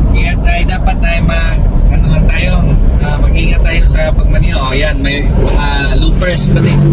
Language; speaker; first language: Filipino; non-native, local second language; Cebuano